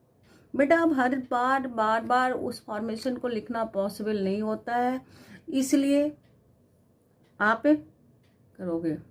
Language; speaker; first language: Hindi; native; Hindi